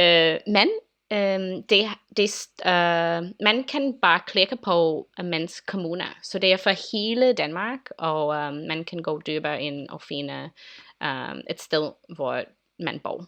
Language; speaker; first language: Danish; non-native, learner; English